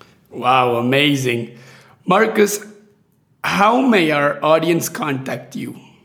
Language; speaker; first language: English; non-native, fluent; Spanish